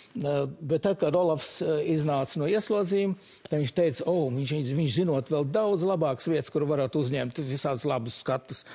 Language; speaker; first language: Latvian; early bilingual, heritage; Latvian